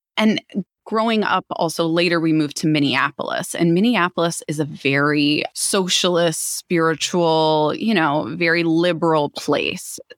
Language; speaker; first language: English; native; English